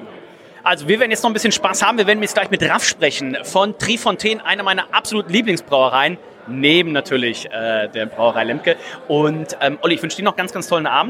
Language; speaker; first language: German; native; German